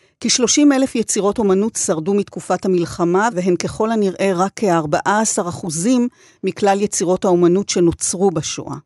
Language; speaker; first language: Hebrew; native; Hebrew